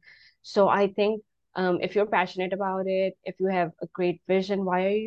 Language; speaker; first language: English; non-native, local second language; Urdu